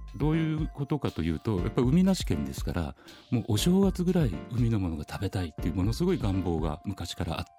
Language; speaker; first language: Japanese; native; Japanese